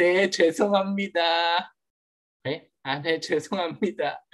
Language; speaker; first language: Korean; non-native, learner; Filipino